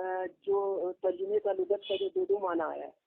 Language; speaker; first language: Hindi; native; Hindi